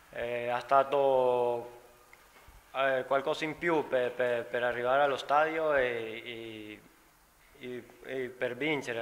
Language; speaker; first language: Italian; non-native, learner; Spanish